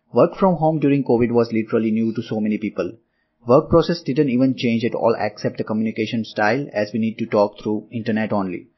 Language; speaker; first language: English; non-native, local second language; Gujarati